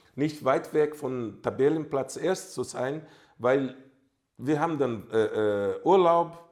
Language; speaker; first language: German; non-native, fluent; Portuguese